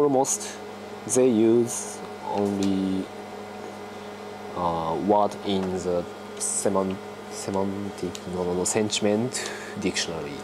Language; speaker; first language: English; non-native, learner; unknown